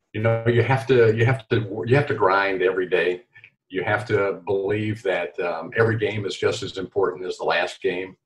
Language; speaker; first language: English; native; English